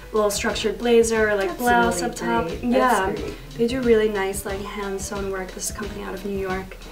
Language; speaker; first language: English; native; English